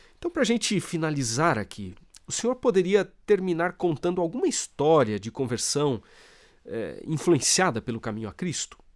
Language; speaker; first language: Portuguese; native; Portuguese